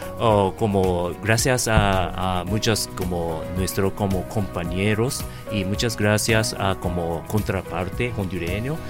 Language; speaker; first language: Spanish; non-native, learner; Japanese